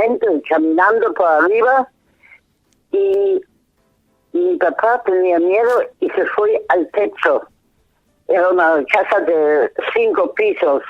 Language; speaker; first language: Spanish; non-native, fluent; German